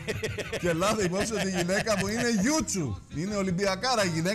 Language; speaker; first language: Greek; native; Greek